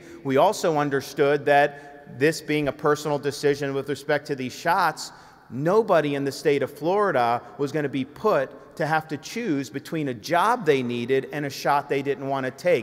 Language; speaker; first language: English; native; English